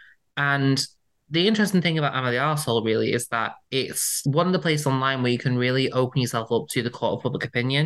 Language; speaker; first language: English; native; English